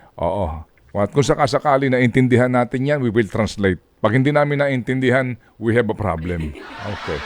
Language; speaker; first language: Filipino; native; Filipino